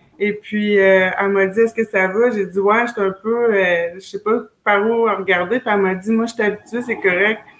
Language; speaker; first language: French; native; French